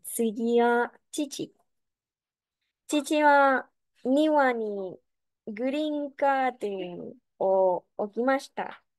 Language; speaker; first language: Japanese; non-native, learner; Spanish